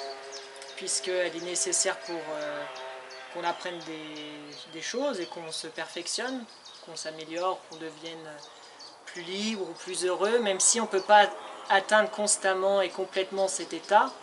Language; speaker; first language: French; native; French